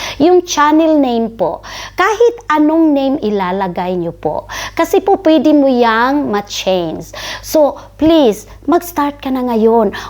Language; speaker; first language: Filipino; non-native, local second language; Cebuano